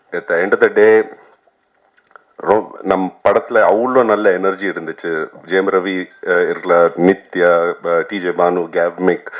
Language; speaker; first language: Tamil; non-native, fluent; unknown